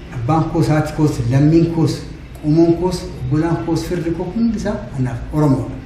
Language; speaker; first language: Oromo; native; Oromo